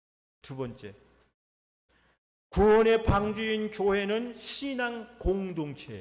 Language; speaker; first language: Korean; native; Korean